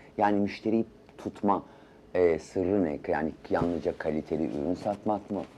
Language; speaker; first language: Turkish; native; Turkish